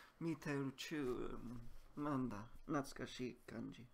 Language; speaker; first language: Japanese; non-native, learner; English